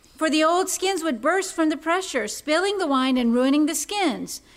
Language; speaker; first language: English; native; English